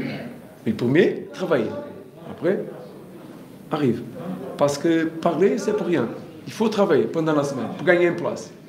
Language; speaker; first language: French; non-native, learner; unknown